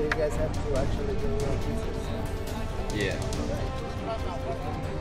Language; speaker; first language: English; non-native, learner; Vietnamese